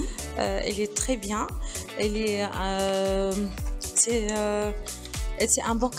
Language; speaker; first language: French; non-native, local second language; Arabic